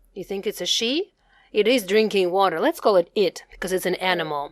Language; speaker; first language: English; non-native, fluent; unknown